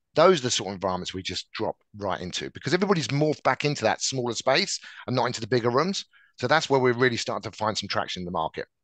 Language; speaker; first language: English; native; English